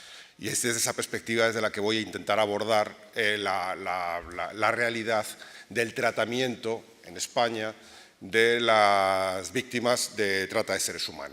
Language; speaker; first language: Spanish; native; Spanish